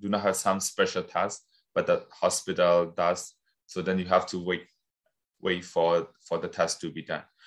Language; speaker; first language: English; non-native, fluent; Burmese